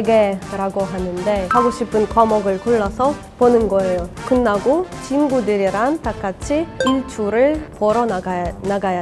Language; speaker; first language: Korean; non-native, fluent; Russian